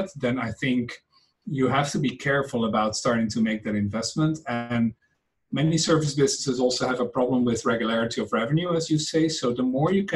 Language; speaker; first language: English; non-native, fluent; Dutch